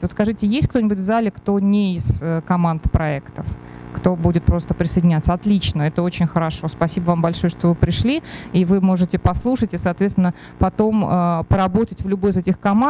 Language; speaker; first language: Russian; native; Russian